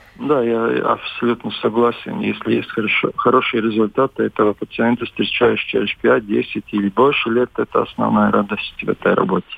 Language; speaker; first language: Russian; non-native, local second language; Latvian